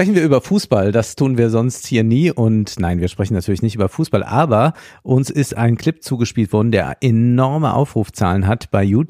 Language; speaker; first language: German; native; German